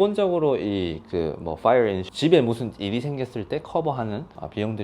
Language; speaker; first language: Korean; non-native, local second language; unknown